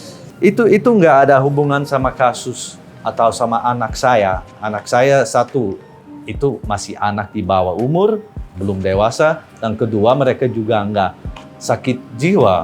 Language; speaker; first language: Indonesian; non-native, learner; Dutch